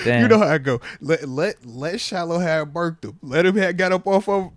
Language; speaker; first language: English; native; English